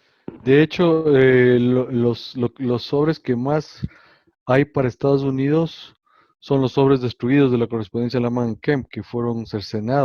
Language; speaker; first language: Spanish; native; Spanish